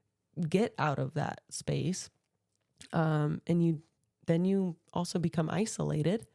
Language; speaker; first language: English; native; English